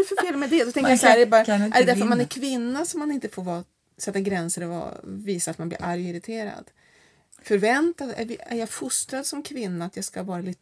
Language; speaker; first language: Swedish; native; Swedish